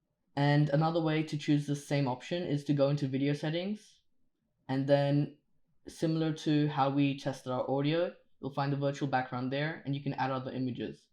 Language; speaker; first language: English; native; English